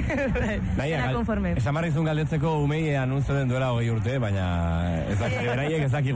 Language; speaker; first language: Basque; native; Basque